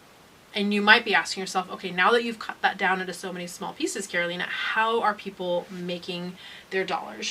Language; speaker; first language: English; native; English